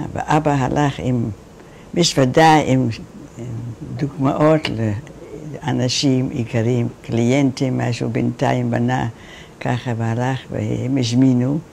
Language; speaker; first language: Hebrew; non-native, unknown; Dutch